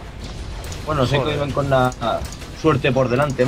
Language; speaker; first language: Spanish; native; Spanish